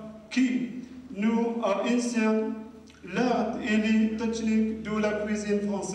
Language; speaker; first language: French; non-native, learner; Arabic